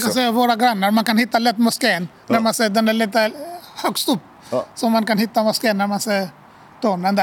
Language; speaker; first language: Swedish; non-native, fluent; Arabic